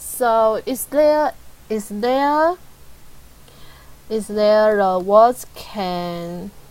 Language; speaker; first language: English; non-native, learner; Chinese